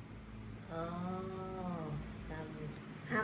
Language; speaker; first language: English; non-native, learner; Thai